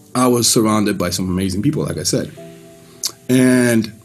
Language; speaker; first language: English; early bilingual, other home language; Persian